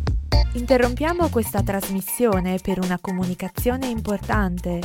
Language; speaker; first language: Italian; non-native, learner; English